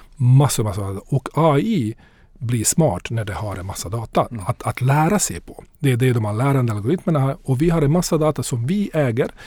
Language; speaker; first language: Swedish; non-native, fluent; Bosnian